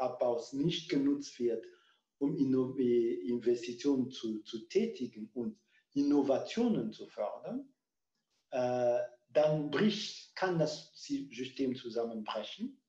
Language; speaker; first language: German; non-native, fluent; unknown